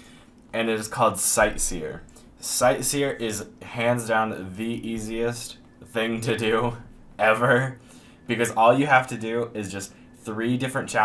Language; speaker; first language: English; native; English